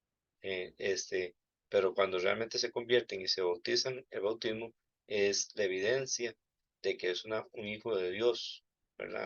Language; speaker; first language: Spanish; native; Spanish